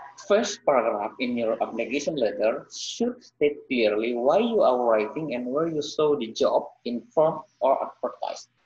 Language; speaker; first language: English; non-native, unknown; Indonesian